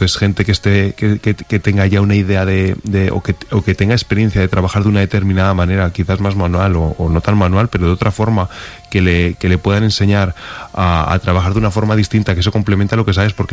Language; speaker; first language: Spanish; native; Spanish